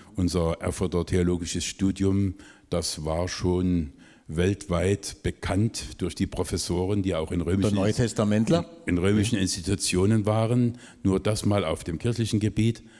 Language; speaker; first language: German; native; German